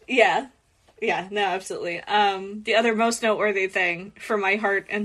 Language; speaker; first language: English; native; English